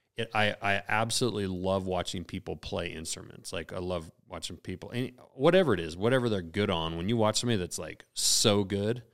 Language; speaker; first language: English; native; English